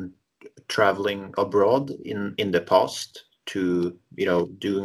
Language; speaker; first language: English; non-native, fluent; Norwegian